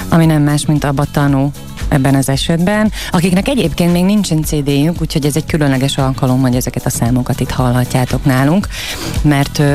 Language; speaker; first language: Hungarian; native; Hungarian